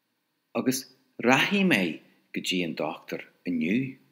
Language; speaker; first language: Irish; non-native, local second language; English